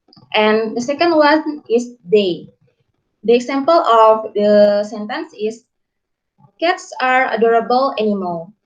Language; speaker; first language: English; non-native, learner; Indonesian